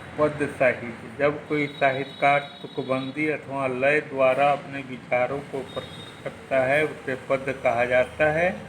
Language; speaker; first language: Hindi; native; Hindi